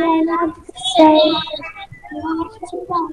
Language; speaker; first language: English; non-native, learner; Vietnamese